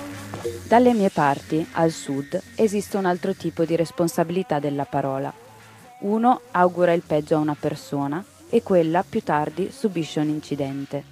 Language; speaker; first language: Italian; native; Italian